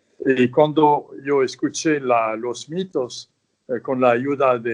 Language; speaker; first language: Spanish; non-native, fluent; French